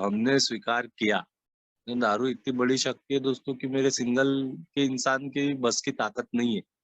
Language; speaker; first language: Hindi; non-native, local second language; Marathi